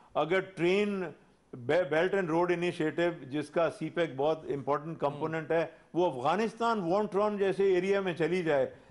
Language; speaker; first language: Urdu; non-native, local second language; Pashto